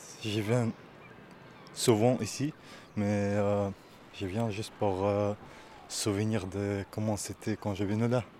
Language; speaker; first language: French; non-native, learner; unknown